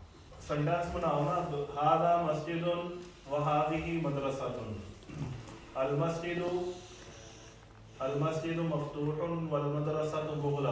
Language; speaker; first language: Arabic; non-native, fluent; Urdu